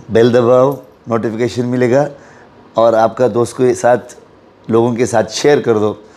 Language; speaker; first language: Hindi; non-native, local second language; Kannada